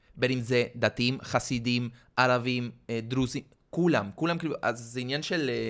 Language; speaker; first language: Hebrew; non-native, fluent; Spanish